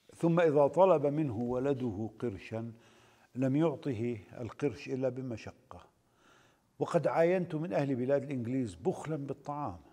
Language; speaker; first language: Arabic; native; Arabic